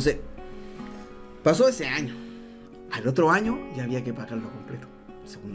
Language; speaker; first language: Spanish; native; Spanish